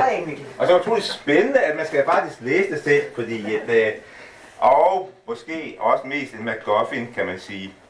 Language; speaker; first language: Danish; native; Danish